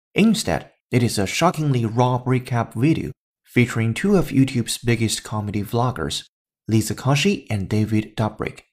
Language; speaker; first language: English; non-native, fluent; Chinese